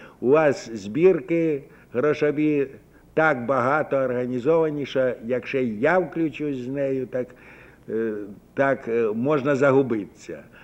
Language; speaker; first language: Ukrainian; native; Ukrainian